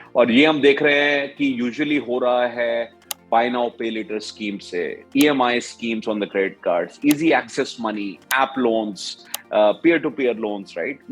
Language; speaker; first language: Hindi; native; Hindi